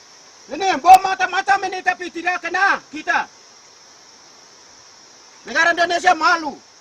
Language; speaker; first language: Indonesian; non-native, local second language; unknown